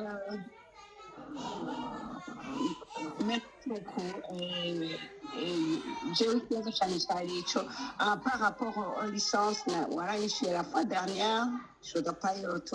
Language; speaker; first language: French; non-native, local second language; Rundi